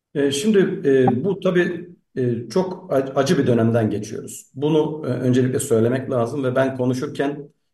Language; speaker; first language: Turkish; native; Turkish